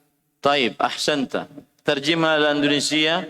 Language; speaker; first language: Arabic; non-native, fluent; Indonesian